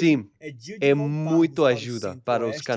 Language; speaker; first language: Portuguese; non-native, learner; English